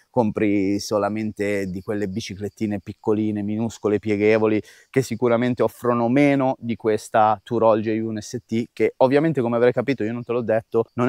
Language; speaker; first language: Italian; native; Italian